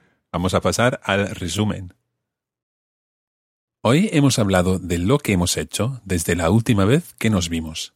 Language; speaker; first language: Spanish; non-native, fluent; English